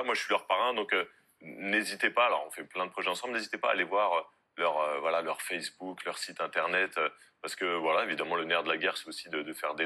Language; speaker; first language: French; native; French